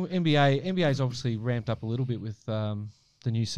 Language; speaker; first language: English; native; English